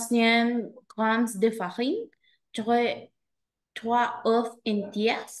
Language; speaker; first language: French; non-native, learner; Spanish